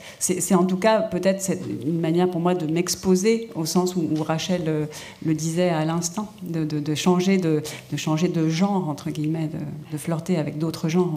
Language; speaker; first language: French; native; French